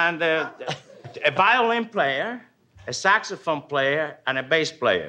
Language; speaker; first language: English; non-native, fluent; Spanish